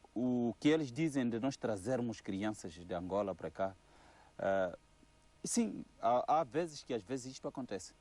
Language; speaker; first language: Portuguese; native; Portuguese